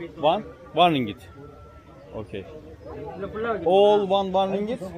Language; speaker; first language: English; non-native, learner; Turkish